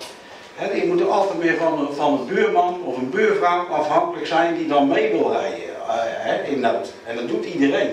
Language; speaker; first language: Dutch; native; Dutch